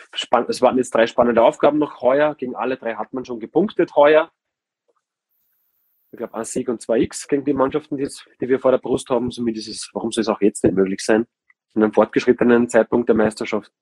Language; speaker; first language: German; native; German